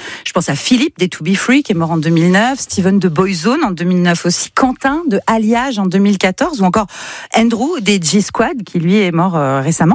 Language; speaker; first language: French; native; French